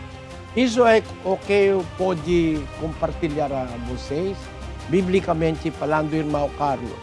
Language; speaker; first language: Portuguese; non-native, learner; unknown